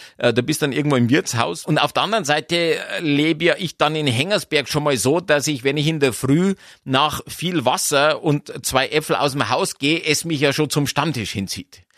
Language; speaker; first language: German; native; German